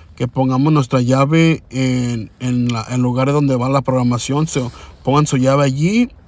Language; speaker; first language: Spanish; early bilingual, heritage; Spanish